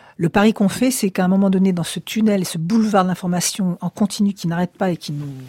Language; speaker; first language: French; native; French